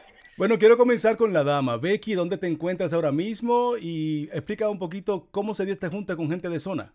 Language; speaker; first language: Spanish; native; Spanish